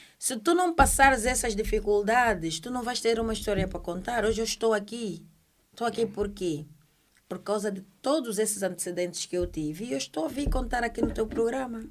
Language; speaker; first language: Portuguese; native; Portuguese